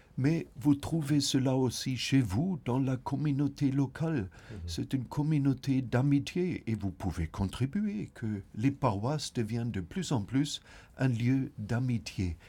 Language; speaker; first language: French; non-native, fluent; German